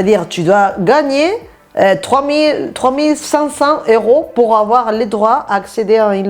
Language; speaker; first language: French; non-native, fluent; Spanish